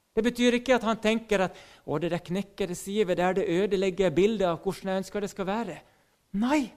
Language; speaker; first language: Norwegian; non-native, fluent; Finnish